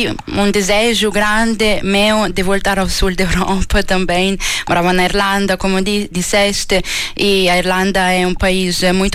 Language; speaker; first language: Portuguese; non-native, fluent; Italian